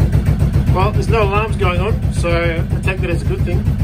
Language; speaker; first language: English; native; English